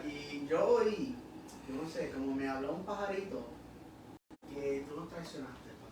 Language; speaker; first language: Spanish; early bilingual, heritage; Spanish